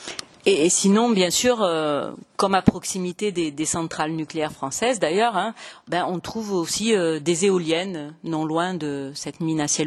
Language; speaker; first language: French; native; French